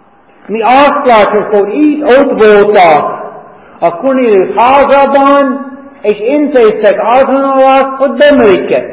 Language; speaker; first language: Hungarian; non-native, fluent; English